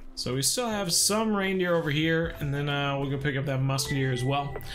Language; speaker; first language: English; native; English